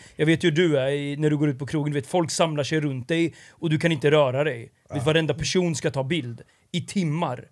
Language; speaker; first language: Swedish; native; Swedish